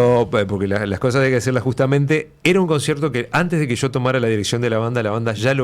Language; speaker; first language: Spanish; native; Spanish